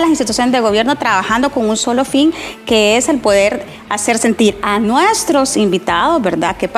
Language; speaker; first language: Spanish; native; Spanish